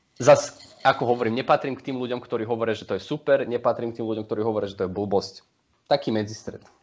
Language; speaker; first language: Slovak; early bilingual, heritage; Slovak